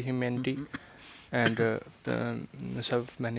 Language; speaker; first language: English; non-native, learner; Urdu